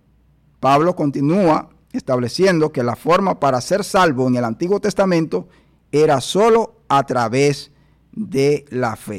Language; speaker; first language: Spanish; native; Spanish